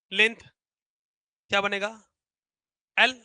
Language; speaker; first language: Hindi; native; Hindi